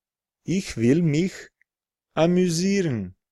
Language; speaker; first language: German; non-native, fluent; Serbian